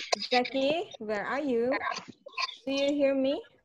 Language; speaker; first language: English; non-native, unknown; Indonesian